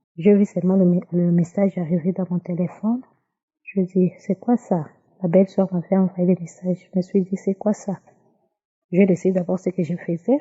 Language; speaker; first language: French; non-native, local second language; Lingala